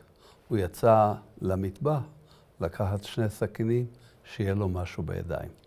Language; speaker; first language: Hebrew; early bilingual, other home language; Arabic